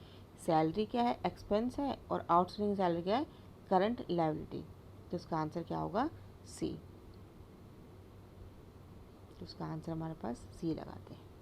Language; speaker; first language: Hindi; native; Hindi